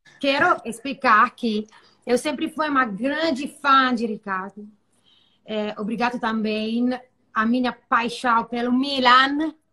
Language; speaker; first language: Portuguese; non-native, learner; Italian